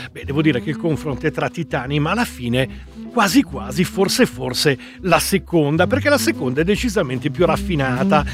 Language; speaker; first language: Italian; native; Italian